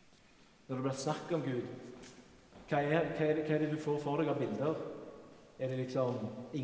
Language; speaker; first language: Norwegian; native; Norwegian